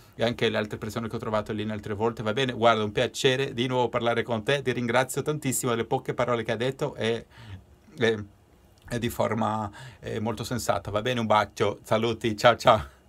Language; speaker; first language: Italian; non-native, fluent; Portuguese